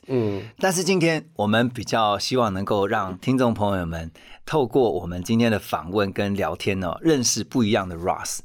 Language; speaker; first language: Chinese; native; Chinese